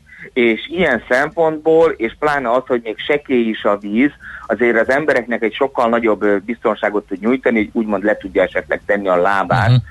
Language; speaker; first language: Hungarian; native; Hungarian